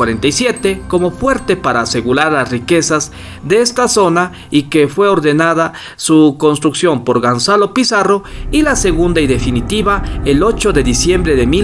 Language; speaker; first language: Spanish; native; Spanish